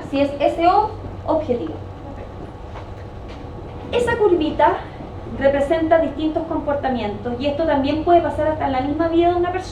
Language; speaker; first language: Spanish; native; Spanish